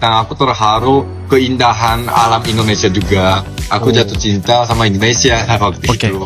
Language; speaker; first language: Indonesian; non-native, fluent; Japanese